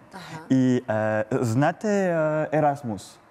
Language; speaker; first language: Croatian; non-native, learner; French